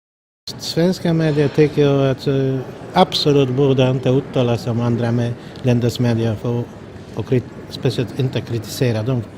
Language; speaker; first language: Swedish; non-native, fluent; Polish